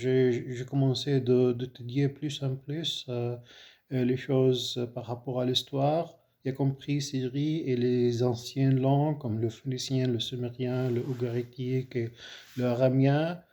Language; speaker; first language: French; non-native, fluent; Arabic